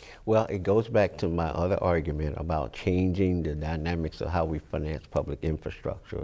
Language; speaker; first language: English; native; English